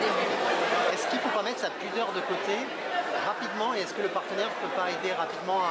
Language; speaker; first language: French; native; French